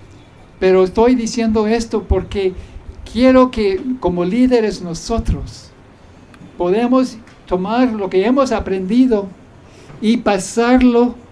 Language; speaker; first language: Spanish; non-native, fluent; English